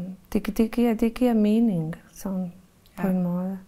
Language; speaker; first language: Danish; non-native, fluent; Bosnian